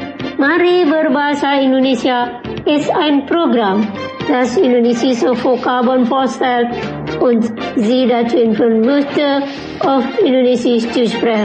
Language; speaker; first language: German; non-native, fluent; Indonesian